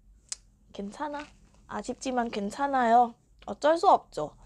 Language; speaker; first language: Korean; non-native, fluent; Thai